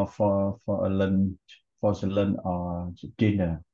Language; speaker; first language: English; non-native, learner; Vietnamese